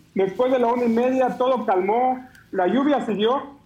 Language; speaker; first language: Spanish; native; Spanish